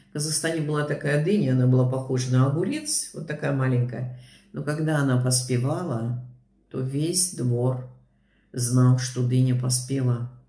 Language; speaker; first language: Russian; native; Russian